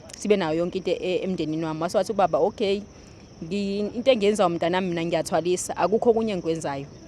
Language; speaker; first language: Zulu; native; Zulu